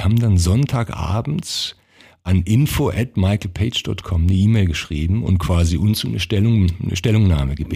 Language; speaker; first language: German; early bilingual, other home language; Croatian